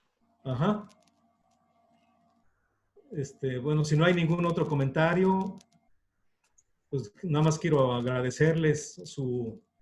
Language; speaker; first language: Spanish; native; Spanish